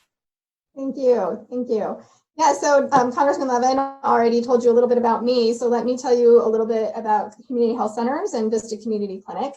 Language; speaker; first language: English; native; English